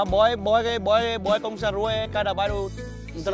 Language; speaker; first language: Portuguese; non-native, learner; Vietnamese